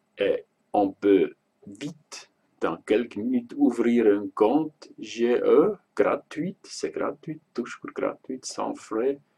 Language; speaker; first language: French; non-native, local second language; Swiss German